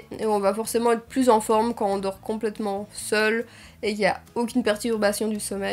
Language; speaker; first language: French; native; French